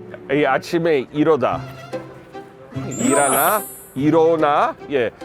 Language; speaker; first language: Korean; non-native, fluent; English